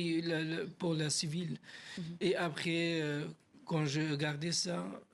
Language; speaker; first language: French; non-native, learner; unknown